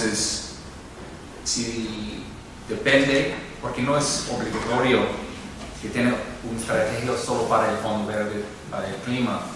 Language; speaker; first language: Spanish; non-native, fluent; English